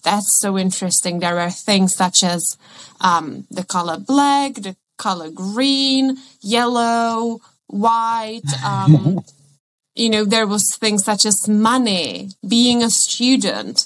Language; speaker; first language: English; non-native, fluent; Czech